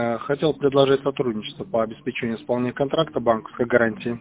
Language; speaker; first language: Russian; native; Russian